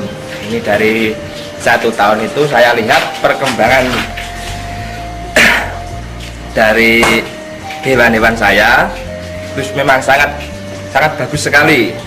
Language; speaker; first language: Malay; non-native, local second language; Javanese